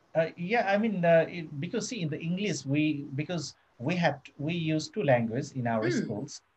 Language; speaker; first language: English; non-native, local second language; Nepali